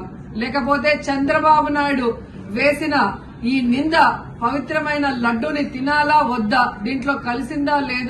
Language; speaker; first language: Telugu; native; Telugu